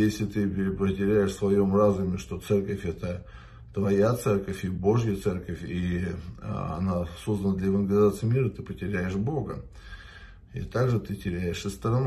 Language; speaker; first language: Russian; native; Russian